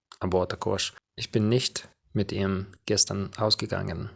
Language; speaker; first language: German; non-native, fluent; Ukrainian